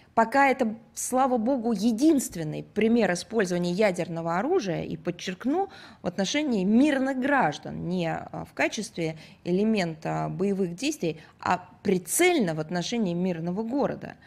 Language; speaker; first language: Russian; native; Russian